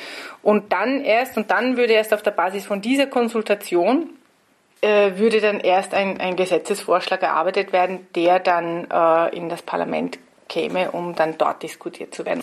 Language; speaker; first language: German; native; German